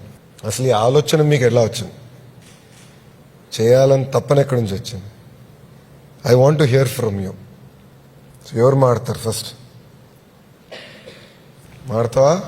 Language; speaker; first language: Telugu; native; Telugu